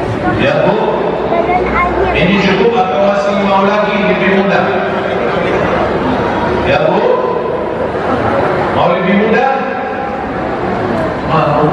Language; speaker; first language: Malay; non-native, fluent; Arabic